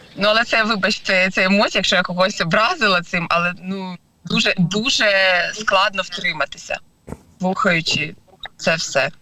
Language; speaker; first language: Ukrainian; non-native, local second language; Russian